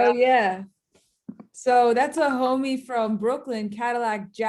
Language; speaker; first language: English; native; English